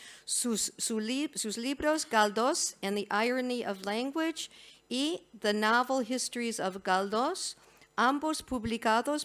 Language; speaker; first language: Spanish; non-native, fluent; English